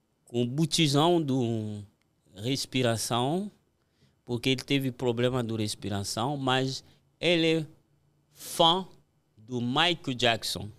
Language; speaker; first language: Portuguese; non-native, fluent; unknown